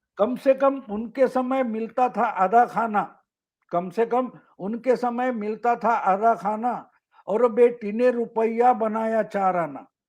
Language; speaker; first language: Hindi; non-native, local second language; Marathi